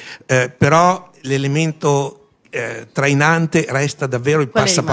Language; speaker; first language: Italian; native; Italian